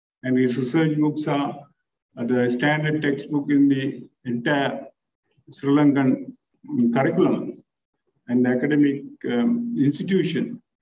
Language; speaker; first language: English; non-native, local second language; Tamil